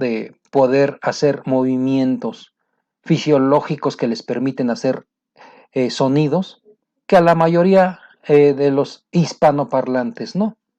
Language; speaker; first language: Spanish; native; Spanish